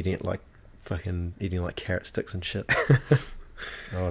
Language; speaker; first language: English; native; English